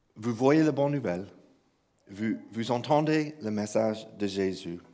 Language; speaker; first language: French; non-native, fluent; English